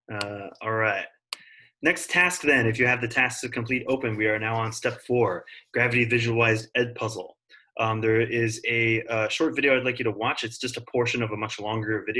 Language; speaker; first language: English; native; English